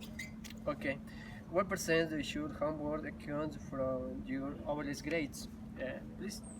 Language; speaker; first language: English; non-native, learner; Spanish